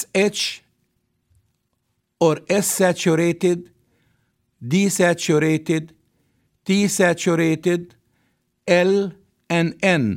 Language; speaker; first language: English; non-native, fluent; Arabic